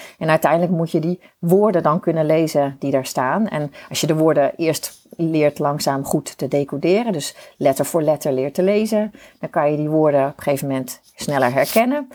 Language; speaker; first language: Dutch; native; Dutch